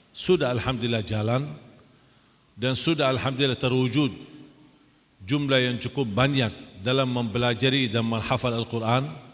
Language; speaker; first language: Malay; non-native, fluent; Arabic